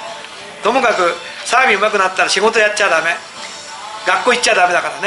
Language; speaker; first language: Japanese; native; Japanese